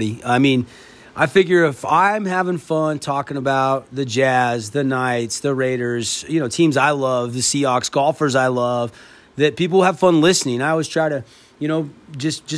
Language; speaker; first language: English; native; English